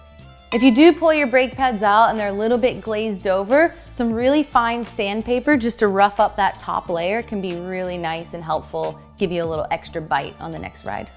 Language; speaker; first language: English; native; English